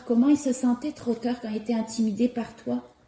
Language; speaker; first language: French; native; French